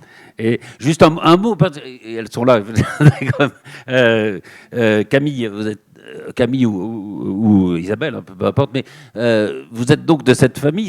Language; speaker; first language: French; native; French